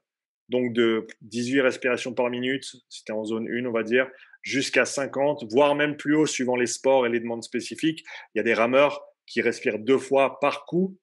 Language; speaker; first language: French; native; French